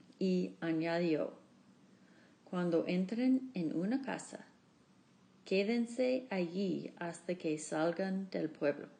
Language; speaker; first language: Spanish; non-native, learner; English